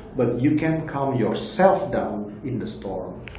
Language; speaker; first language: English; non-native, fluent; Indonesian